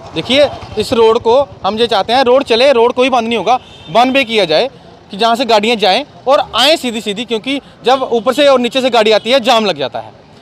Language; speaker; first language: Hindi; native; Hindi